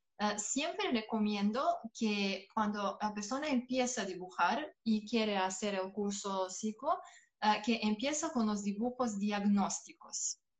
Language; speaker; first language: Spanish; non-native, fluent; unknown